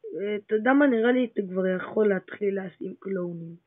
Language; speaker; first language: Hebrew; native; Hebrew